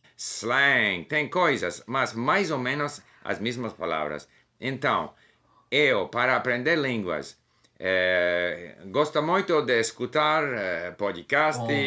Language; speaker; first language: Portuguese; non-native, learner; English